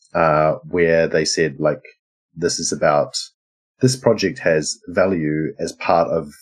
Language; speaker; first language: English; native; English